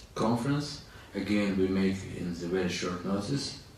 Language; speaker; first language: English; non-native, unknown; Azerbaijani